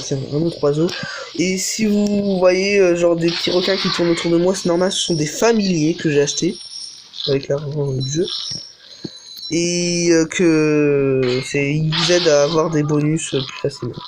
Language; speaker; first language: French; native; French